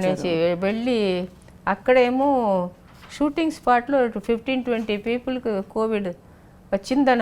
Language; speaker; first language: Telugu; non-native, local second language; Tamil